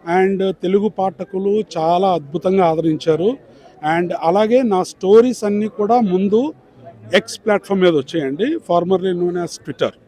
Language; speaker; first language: Telugu; non-native, local second language; Malayalam